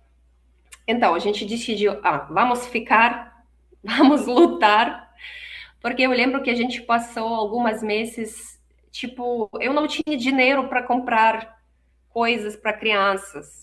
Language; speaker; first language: Portuguese; non-native, fluent; Russian